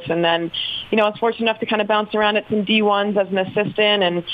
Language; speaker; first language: English; native; English